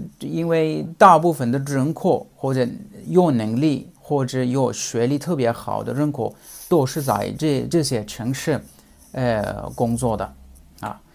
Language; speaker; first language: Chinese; non-native, fluent; Russian